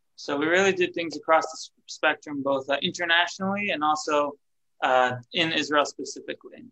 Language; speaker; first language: English; native; English